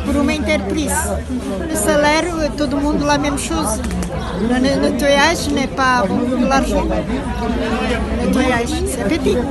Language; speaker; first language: French; non-native, learner; Portuguese